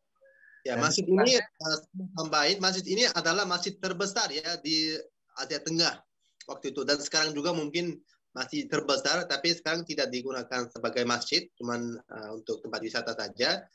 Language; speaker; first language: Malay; non-native, fluent; Uzbek